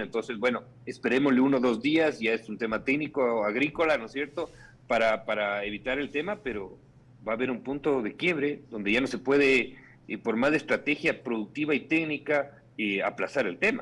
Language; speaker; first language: Spanish; native; Spanish